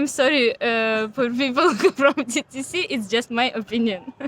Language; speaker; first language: English; non-native, learner; Ukrainian